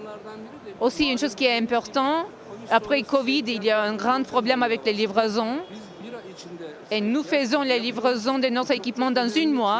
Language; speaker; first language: French; non-native, learner; Turkish